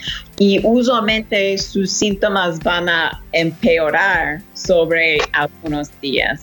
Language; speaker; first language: Spanish; non-native, fluent; English